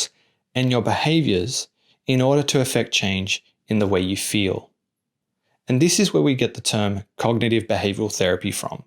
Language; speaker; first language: English; native; English